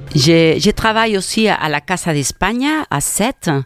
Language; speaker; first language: French; non-native, fluent; Spanish